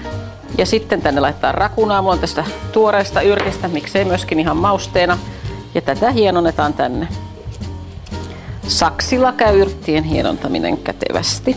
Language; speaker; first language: Finnish; native; Finnish